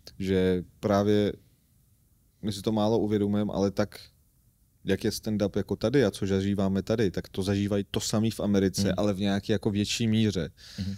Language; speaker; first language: Czech; non-native, fluent; Armenian